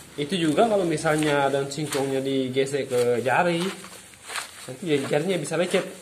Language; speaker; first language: Indonesian; non-native, local second language; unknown